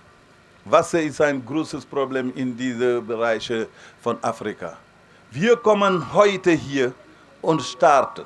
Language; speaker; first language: German; non-native, fluent; Wolof